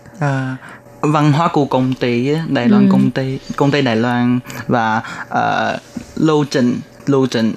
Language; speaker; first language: Vietnamese; non-native, learner; Chinese